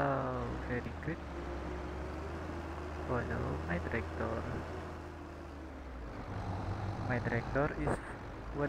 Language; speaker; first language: English; non-native, learner; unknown